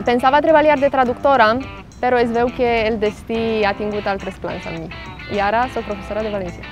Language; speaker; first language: Catalan; non-native, fluent; Romanian